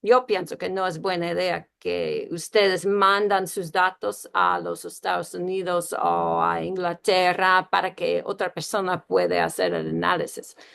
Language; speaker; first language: Spanish; non-native, fluent; English